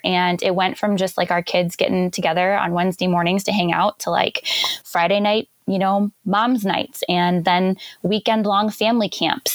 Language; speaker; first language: English; native; English